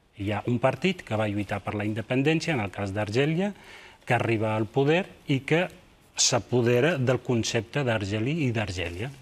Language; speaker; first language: Catalan; native; Catalan